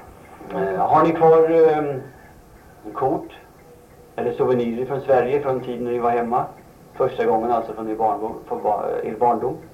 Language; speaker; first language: Swedish; native; Swedish